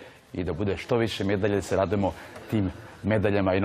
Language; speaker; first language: Serbian; native; Serbian